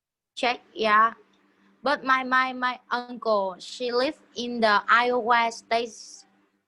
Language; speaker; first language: English; non-native, learner; Vietnamese